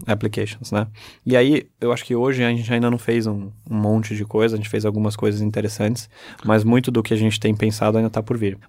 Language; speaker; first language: Portuguese; early bilingual, other home language; German